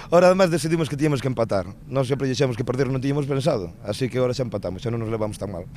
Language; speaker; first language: Galician; native; Galician